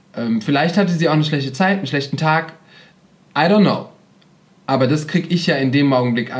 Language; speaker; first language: German; native; German